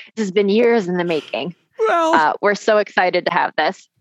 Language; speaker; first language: English; native; English